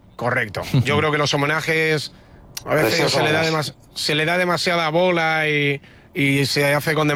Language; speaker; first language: Spanish; native; Spanish